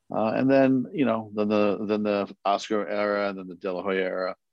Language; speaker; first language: English; early bilingual, other home language; Korean